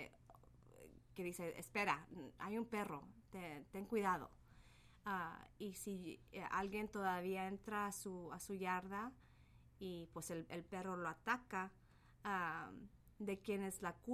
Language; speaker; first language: Spanish; early bilingual, heritage; Spanish